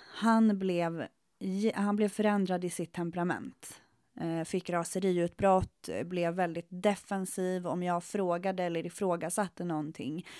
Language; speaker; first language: Swedish; early bilingual, other home language; Spanish